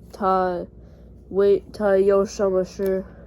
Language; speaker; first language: Chinese; non-native, learner; English